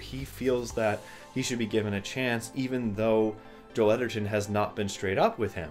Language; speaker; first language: English; native; English